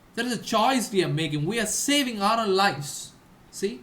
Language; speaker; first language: English; non-native, local second language; Malayalam